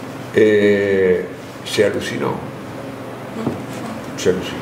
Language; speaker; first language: French; non-native, fluent; Spanish